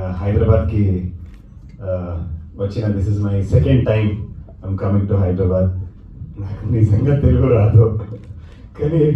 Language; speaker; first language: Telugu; non-native, learner; Kannada